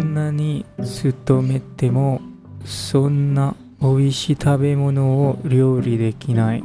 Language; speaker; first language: Japanese; non-native, learner; English